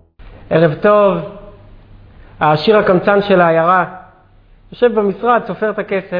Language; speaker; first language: Hebrew; native; Hebrew